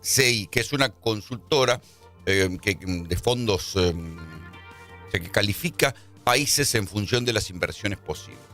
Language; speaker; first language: Spanish; native; Spanish